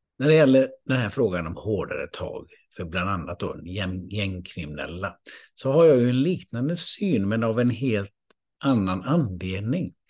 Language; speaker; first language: Swedish; native; Swedish